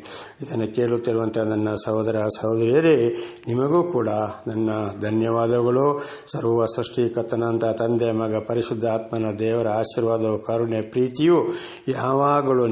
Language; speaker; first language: Kannada; native; Kannada